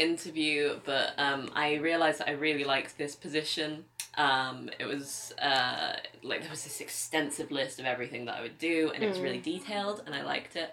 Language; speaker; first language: English; native; English